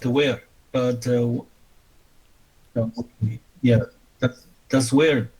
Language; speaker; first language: English; non-native, learner; Chinese